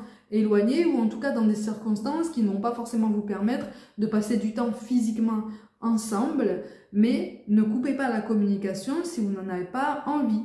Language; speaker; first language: French; native; French